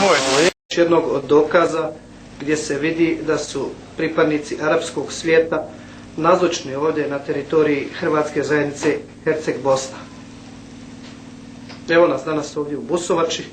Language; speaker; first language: Bosnian; native; Bosnian